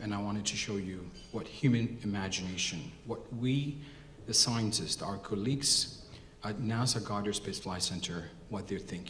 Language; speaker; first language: English; non-native, local second language; Amharic